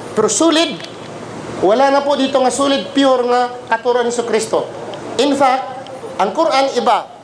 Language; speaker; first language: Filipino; non-native, local second language; Cebuano